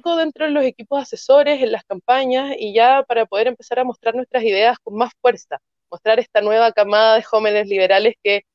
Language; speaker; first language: Spanish; native; Spanish